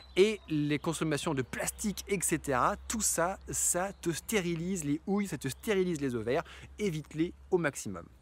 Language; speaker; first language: French; native; French